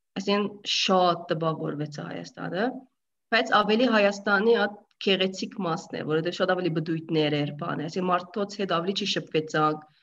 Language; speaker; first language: Armenian; early bilingual, heritage; Armenian